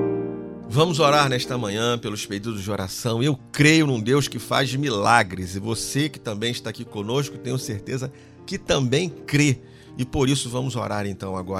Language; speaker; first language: Portuguese; native; Portuguese